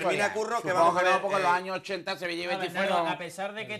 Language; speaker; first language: Spanish; native; Spanish